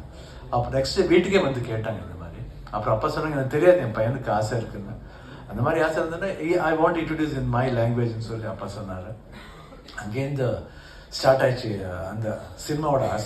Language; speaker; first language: Tamil; non-native, local second language; Kannada